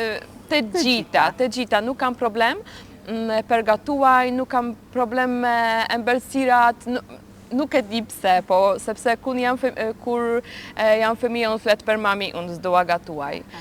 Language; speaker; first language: Albanian; non-native, learner; Polish